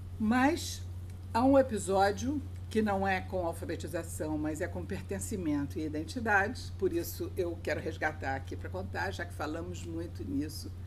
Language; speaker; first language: Portuguese; native; Portuguese